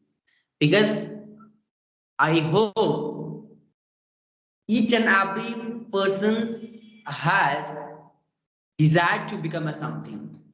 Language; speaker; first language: English; non-native, learner; Bhojpuri